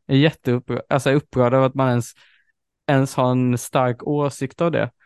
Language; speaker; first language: Swedish; native; Swedish